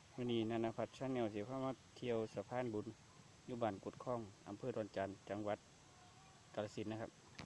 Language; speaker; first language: Thai; native; Thai